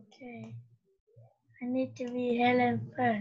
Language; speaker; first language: English; non-native, learner; Vietnamese